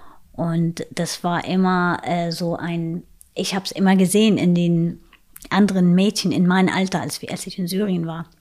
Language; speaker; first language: German; non-native, fluent; Arabic